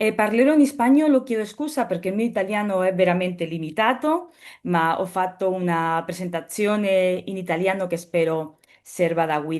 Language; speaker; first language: Italian; non-native, learner; Spanish